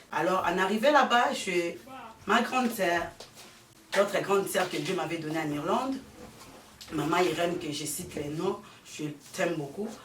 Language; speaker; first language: French; early bilingual, heritage; French